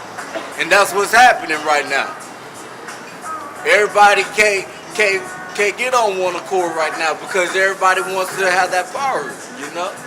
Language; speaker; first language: English; native; English